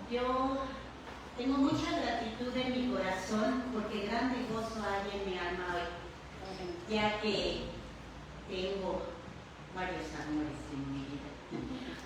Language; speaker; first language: Spanish; native; Spanish